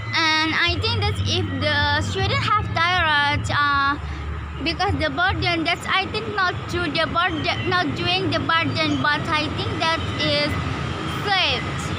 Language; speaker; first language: English; non-native, learner; Indonesian